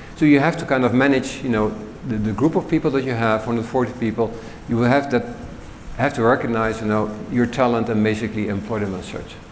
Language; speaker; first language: English; non-native, fluent; Dutch